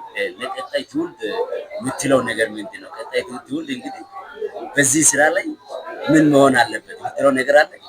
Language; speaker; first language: Amharic; non-native, local second language; Wolaytta